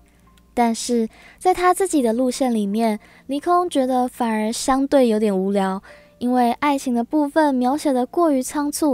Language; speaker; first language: Chinese; native; Chinese